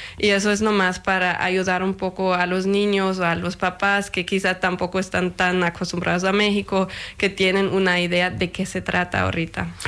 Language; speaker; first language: Spanish; non-native, fluent; German